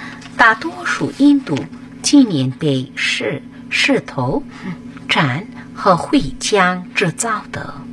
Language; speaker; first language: Chinese; non-native, fluent; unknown